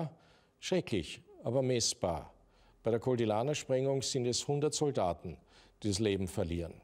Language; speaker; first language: German; native; German